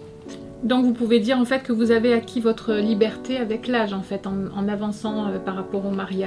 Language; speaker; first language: French; native; French